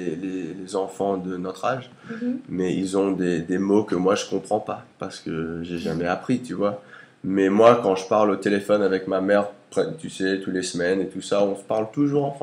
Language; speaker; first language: French; early bilingual, heritage; English